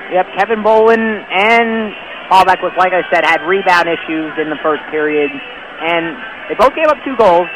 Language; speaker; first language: English; native; English